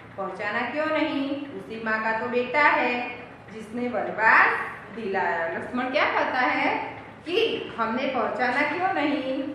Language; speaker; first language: Hindi; non-native, local second language; Gujarati